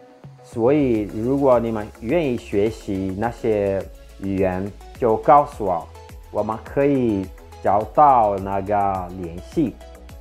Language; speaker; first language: Chinese; non-native, fluent; Portuguese